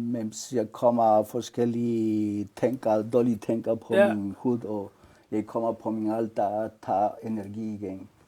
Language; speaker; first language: Danish; non-native, learner; Spanish